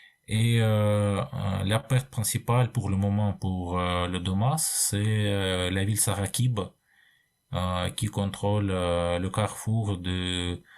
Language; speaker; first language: French; non-native, fluent; Russian